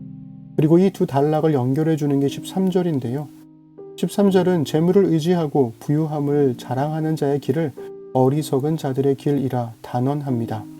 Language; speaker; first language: Korean; native; Korean